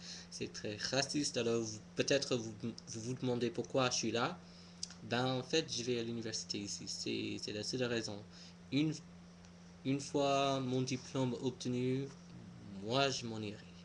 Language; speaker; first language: French; non-native, fluent; English